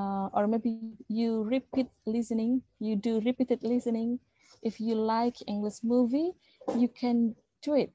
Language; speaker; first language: English; non-native, fluent; Indonesian